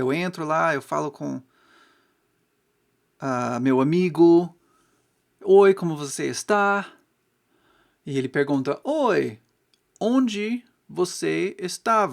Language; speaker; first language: Portuguese; non-native, fluent; English